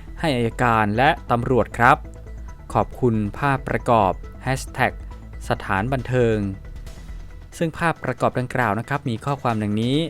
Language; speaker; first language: Thai; native; Thai